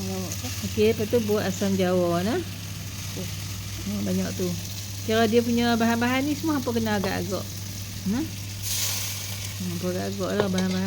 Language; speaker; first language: Malay; native; Malay